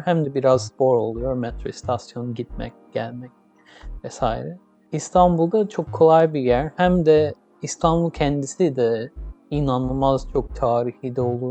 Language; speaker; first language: Turkish; early bilingual, heritage; English